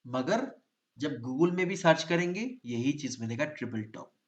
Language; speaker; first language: Hindi; non-native, local second language; Bangla